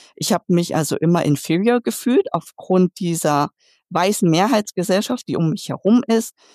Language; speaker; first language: German; early bilingual, other home language; Vietnamese